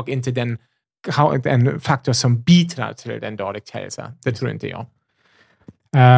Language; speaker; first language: Swedish; non-native, fluent; German